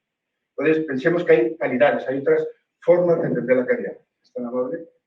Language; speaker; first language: Spanish; native; Spanish